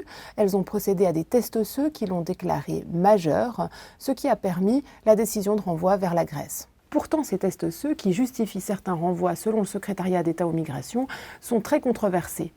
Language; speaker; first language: French; native; French